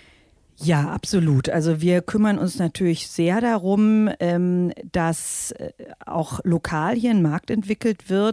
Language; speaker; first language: German; native; German